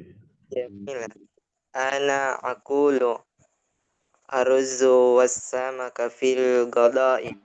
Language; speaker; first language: Arabic; non-native, learner; Indonesian